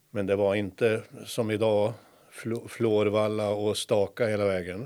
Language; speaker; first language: Swedish; native; Swedish